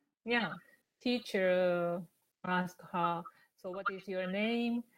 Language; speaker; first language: English; non-native, learner; Japanese